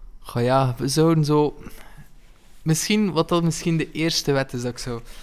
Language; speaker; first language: Dutch; native; Dutch